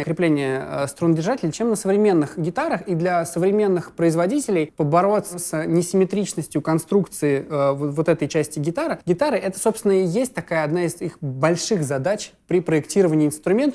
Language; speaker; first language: Russian; native; Russian